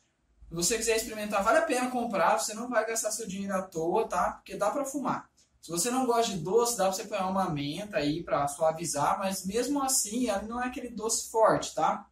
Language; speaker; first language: Portuguese; native; Portuguese